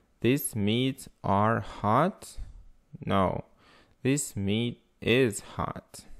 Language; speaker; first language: English; non-native, fluent; Russian